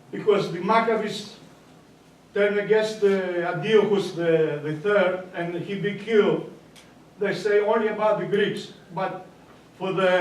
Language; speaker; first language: English; non-native, learner; Greek